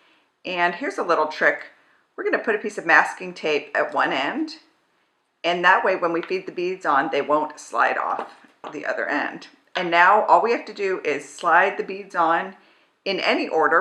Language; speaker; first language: English; native; English